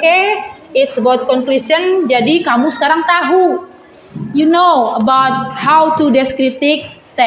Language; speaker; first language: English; non-native, learner; Indonesian